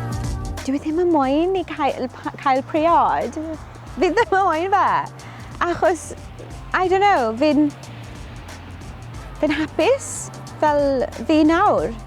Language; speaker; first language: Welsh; non-native, local second language; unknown